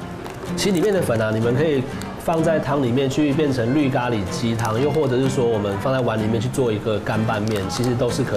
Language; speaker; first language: Chinese; native; Chinese